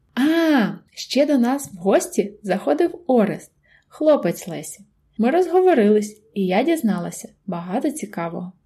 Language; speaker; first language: Ukrainian; native; Ukrainian